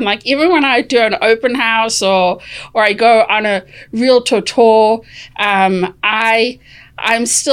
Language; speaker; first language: English; native; English